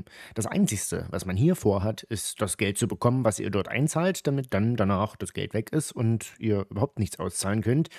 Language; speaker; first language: German; native; German